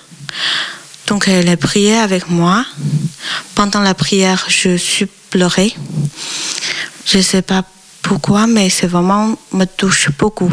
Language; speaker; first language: French; non-native, learner; Chinese